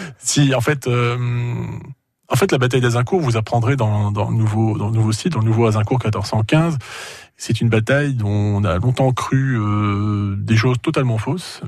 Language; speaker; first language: French; native; French